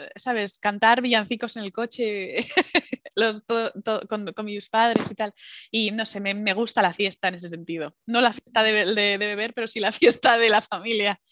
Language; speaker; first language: Spanish; native; Spanish